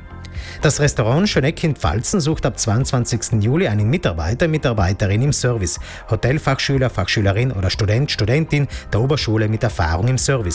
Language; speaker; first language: German; native; German